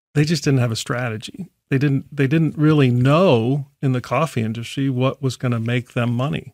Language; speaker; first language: English; native; English